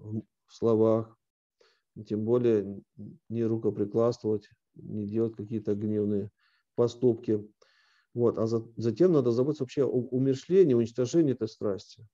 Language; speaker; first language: Russian; native; Russian